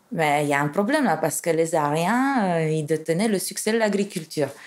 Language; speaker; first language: French; non-native, fluent; Romanian